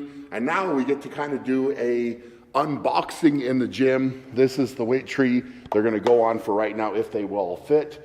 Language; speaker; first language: English; native; English